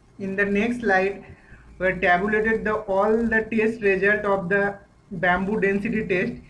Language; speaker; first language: English; non-native, local second language; Bangla